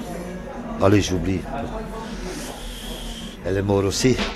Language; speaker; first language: French; non-native, local second language; Dutch